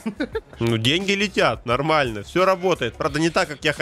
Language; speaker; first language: Russian; native; Russian